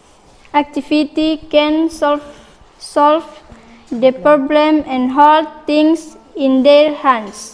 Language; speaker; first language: English; non-native, learner; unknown